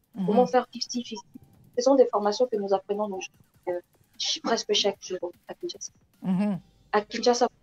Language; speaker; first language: French; non-native, local second language; Lingala